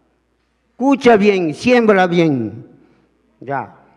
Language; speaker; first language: Spanish; non-native, learner; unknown